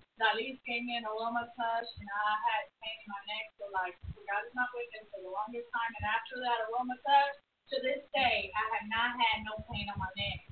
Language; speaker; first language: English; non-native, fluent; Spanish